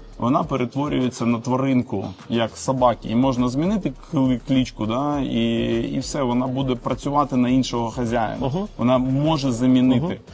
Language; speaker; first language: Ukrainian; non-native, local second language; Russian